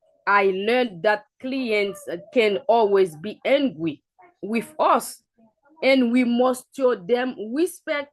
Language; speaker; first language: English; non-native, learner; Haitian Creole